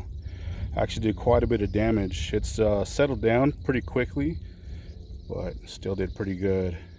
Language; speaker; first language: English; native; English